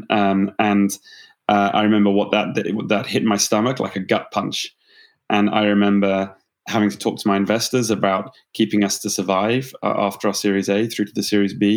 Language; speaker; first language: English; native; English